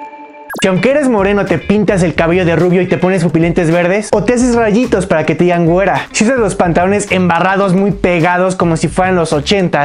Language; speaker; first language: Spanish; native; Spanish